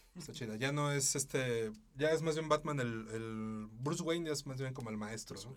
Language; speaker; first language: Spanish; native; Spanish